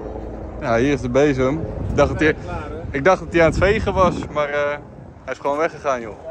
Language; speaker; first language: Dutch; native; Dutch